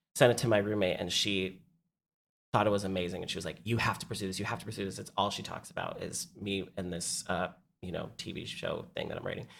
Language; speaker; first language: English; native; English